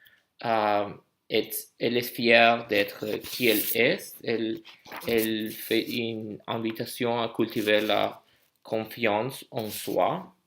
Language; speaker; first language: French; non-native, learner; English